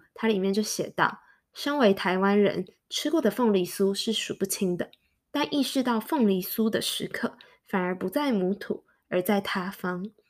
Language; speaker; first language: Chinese; early bilingual, heritage; Chinese